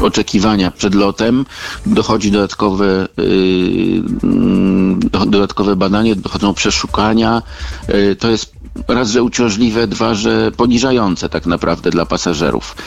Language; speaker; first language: Polish; native; Polish